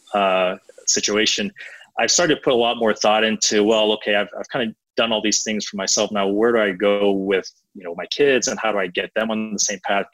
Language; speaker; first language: English; native; English